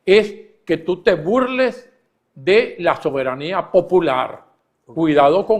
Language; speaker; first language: Spanish; native; Spanish